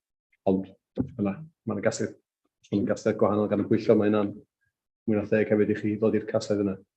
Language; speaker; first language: Welsh; native; Welsh